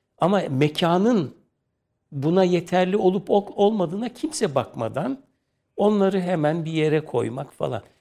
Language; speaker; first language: Turkish; native; Turkish